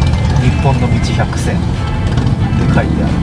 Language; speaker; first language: Japanese; native; Japanese